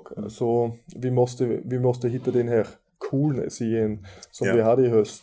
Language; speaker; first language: Swedish; non-native, fluent; German